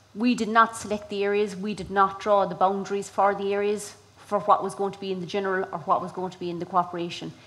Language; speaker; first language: English; native; English